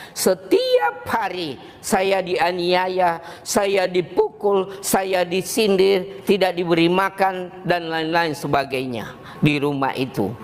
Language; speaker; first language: Indonesian; native; Indonesian